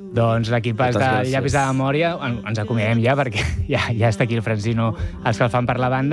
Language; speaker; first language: Catalan; native; Catalan